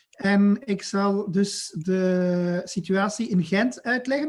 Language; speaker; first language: Dutch; non-native, local second language; French